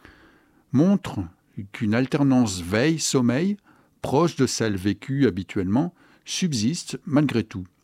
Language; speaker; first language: French; native; French